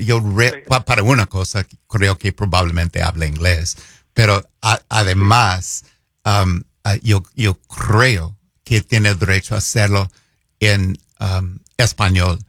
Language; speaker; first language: Spanish; non-native, fluent; English